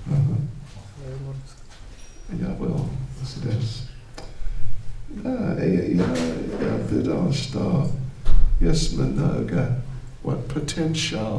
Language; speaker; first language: Russian; non-native, learner; English